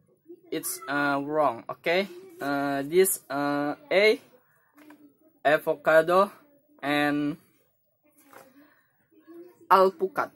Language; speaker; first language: English; non-native, learner; Indonesian